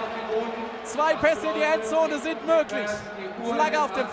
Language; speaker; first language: German; native; German